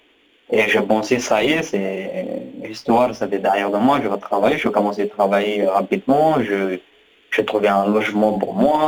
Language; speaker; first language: French; non-native, learner; Somali